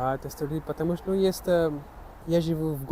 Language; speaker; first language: Russian; non-native, learner; French